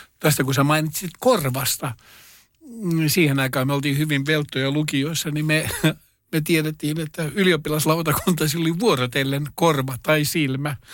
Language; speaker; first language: Finnish; non-native, local second language; Swedish